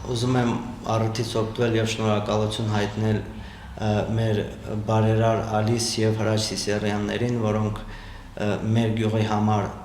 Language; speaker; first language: Armenian; native; Armenian